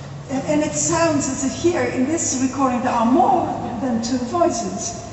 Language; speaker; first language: English; non-native, fluent; Dutch